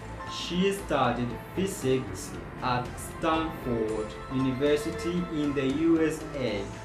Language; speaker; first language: English; non-native, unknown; Spanish